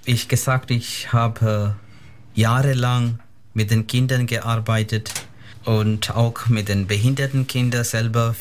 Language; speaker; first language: German; non-native, fluent; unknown